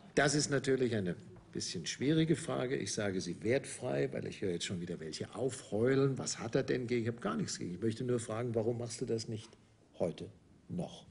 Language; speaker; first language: German; native; German